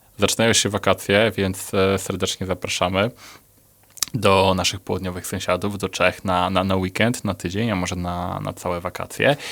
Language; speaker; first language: Polish; native; Polish